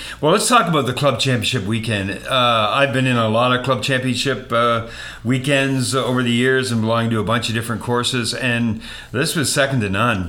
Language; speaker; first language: English; native; English